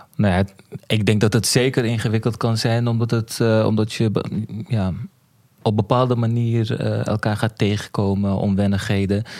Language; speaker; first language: Dutch; early bilingual, other home language; Turkish